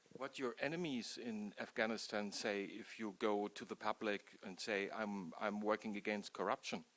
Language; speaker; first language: English; non-native, learner; German